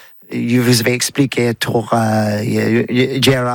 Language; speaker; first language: French; non-native, learner; English